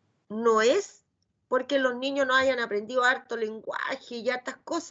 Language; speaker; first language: Spanish; native; Spanish